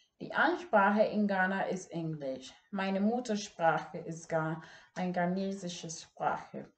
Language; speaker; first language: German; non-native, fluent; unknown